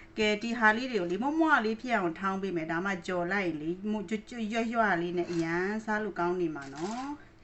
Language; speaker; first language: Burmese; non-native, local second language; Shan